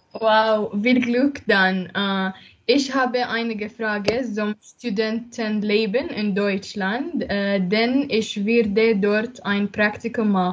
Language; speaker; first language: German; non-native, learner; Arabic